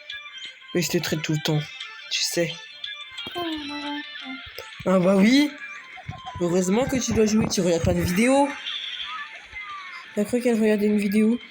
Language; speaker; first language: French; native; French